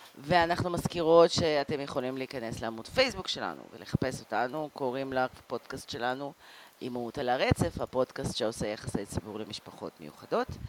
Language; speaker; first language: Hebrew; native; Hebrew